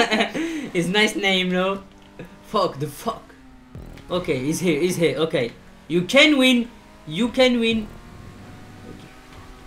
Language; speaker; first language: English; non-native, learner; French